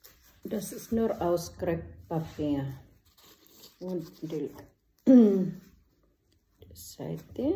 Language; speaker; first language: German; non-native, learner; Filipino